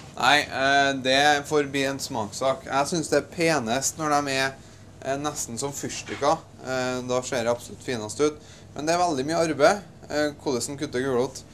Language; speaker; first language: Norwegian; native; Norwegian